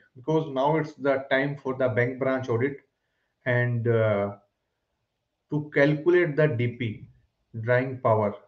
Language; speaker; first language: English; non-native, local second language; Hindi